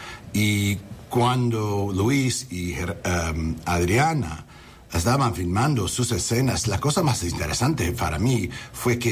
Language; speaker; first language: Spanish; non-native, learner; English